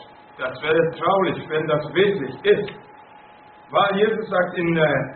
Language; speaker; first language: German; non-native, fluent; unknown